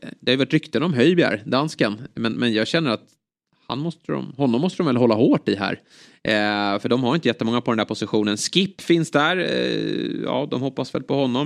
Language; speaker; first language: Swedish; native; Swedish